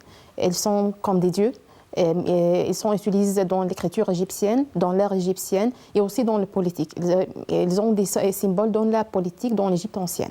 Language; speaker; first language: French; non-native, learner; Arabic